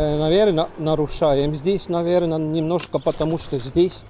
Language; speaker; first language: Russian; non-native, local second language; Estonian